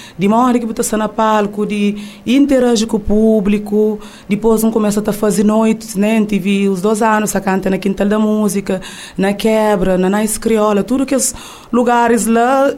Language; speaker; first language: Portuguese; non-native, local second language; Kabuverdianu